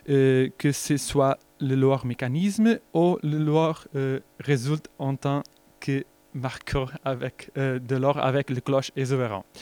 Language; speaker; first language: French; non-native, learner; Portuguese